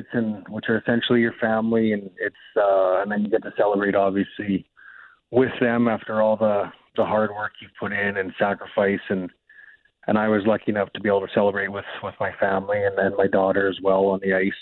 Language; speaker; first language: English; native; English